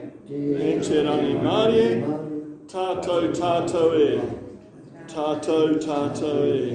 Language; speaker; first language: Māori; non-native, local second language; English